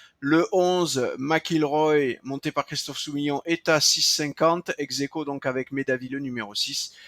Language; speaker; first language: French; native; French